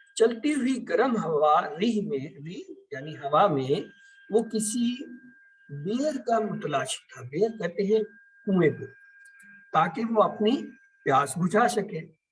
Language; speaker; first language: Urdu; native; Urdu